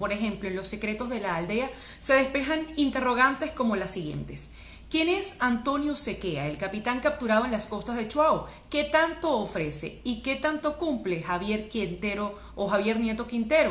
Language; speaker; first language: Spanish; native; Spanish